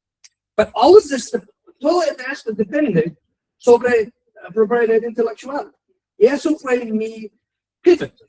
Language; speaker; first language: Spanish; non-native, learner; English